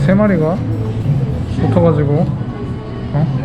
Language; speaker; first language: Korean; native; Korean